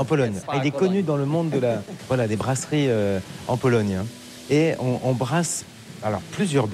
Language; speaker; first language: French; native; French